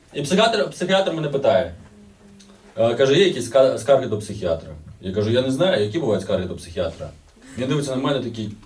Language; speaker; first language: Ukrainian; native; Ukrainian